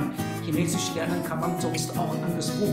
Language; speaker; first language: German; non-native, fluent; Chinese